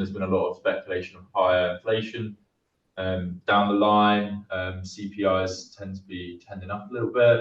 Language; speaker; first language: English; native; English